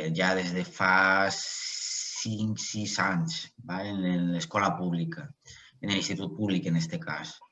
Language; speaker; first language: Catalan; non-native, local second language; Spanish